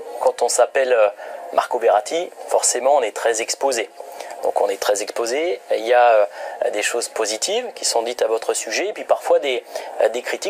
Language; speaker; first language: French; native; French